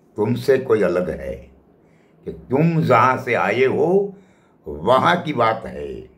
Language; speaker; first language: Hindi; non-native, local second language; Gujarati